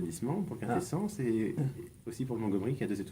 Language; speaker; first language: French; native; French